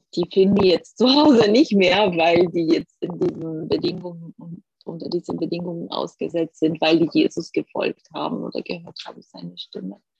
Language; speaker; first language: German; non-native, fluent; Georgian